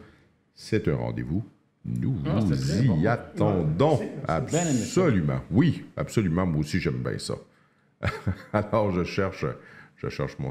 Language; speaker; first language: French; native; French